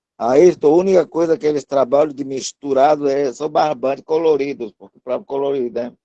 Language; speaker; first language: Portuguese; non-native, local second language; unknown